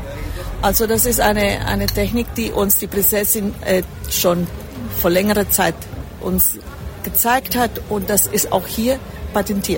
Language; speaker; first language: German; early bilingual, heritage; German